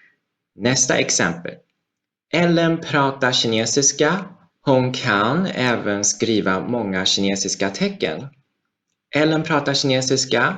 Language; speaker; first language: Swedish; non-native, fluent; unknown